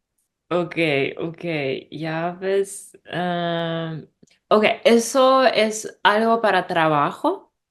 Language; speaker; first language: Spanish; non-native, learner; English